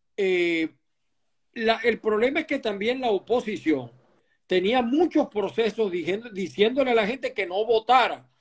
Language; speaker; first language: Spanish; native; Spanish